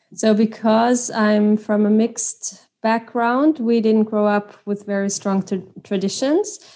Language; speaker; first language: English; non-native, fluent; Swiss German